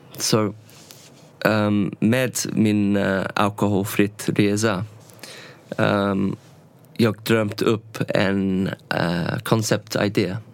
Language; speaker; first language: Swedish; non-native, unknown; English